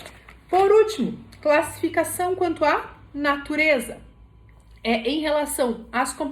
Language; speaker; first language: Portuguese; native; Portuguese